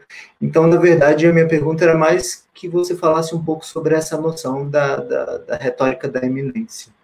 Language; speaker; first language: Portuguese; native; Portuguese